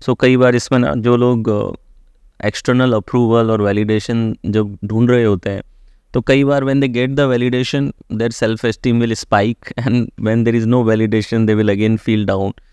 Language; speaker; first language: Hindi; native; Hindi